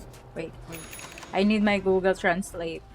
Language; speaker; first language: English; non-native, local second language; Filipino